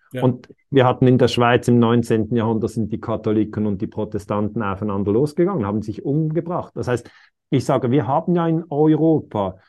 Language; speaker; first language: German; non-native, local second language; Italian